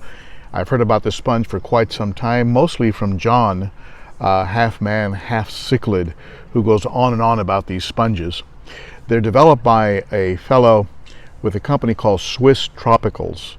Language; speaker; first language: English; native; English